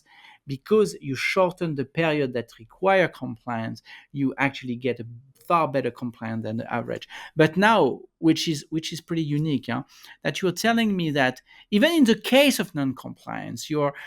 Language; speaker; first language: English; non-native, fluent; French